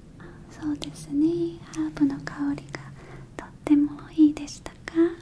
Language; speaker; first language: Japanese; non-native, learner; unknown